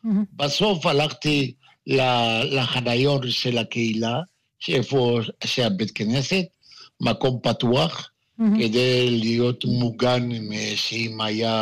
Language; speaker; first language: Hebrew; non-native, fluent; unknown